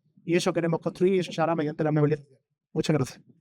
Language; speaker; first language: Spanish; native; Spanish